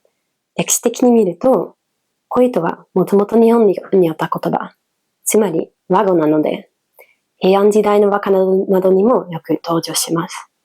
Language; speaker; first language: Japanese; non-native, fluent; Dutch